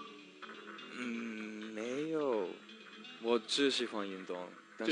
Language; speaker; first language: Chinese; non-native, learner; English